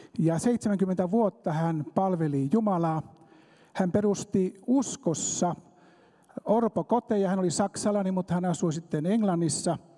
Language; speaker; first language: Finnish; native; Finnish